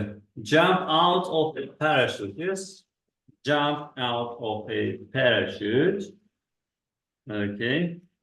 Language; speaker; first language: English; non-native, fluent; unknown